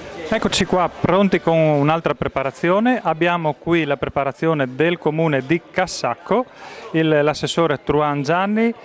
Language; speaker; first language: Italian; native; Italian